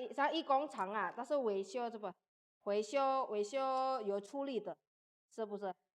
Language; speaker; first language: Chinese; non-native, fluent; Indonesian